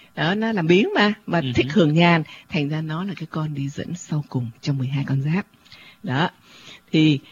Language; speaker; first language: Vietnamese; native; Vietnamese